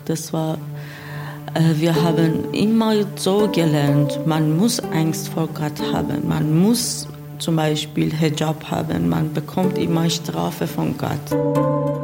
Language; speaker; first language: German; non-native, learner; Persian